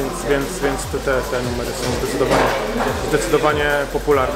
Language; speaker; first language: Polish; native; Polish